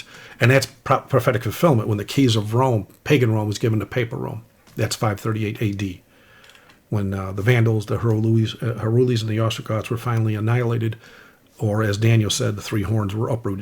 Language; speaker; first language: English; native; English